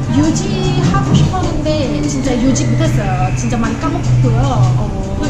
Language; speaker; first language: Korean; non-native, learner; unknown